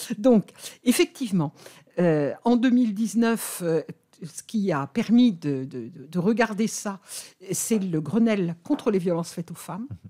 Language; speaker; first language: French; native; French